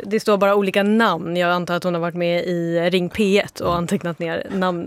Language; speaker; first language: Swedish; native; Swedish